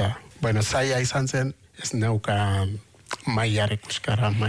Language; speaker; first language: Basque; non-native, fluent; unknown